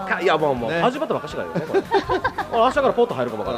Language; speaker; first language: Japanese; native; Japanese